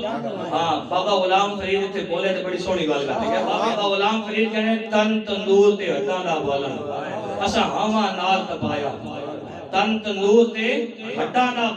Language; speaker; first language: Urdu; non-native, local second language; Punjabi